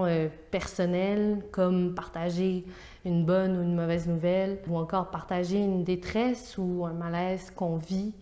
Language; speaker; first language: French; native; French